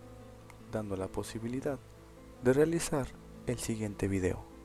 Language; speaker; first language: Spanish; native; Spanish